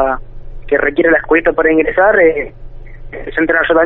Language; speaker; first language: Spanish; native; Spanish